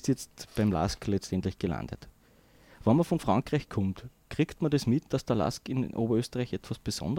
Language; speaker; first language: German; native; German